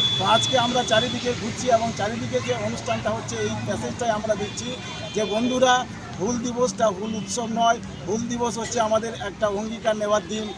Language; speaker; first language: Bangla; non-native, local second language; Santali